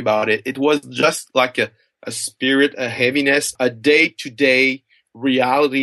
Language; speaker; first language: English; non-native, fluent; French